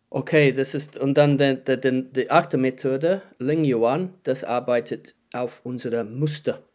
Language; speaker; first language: German; non-native, learner; English